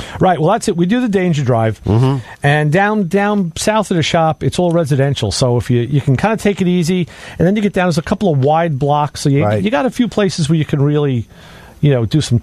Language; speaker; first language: English; native; English